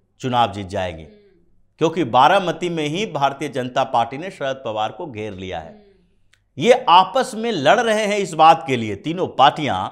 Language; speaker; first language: Hindi; native; Hindi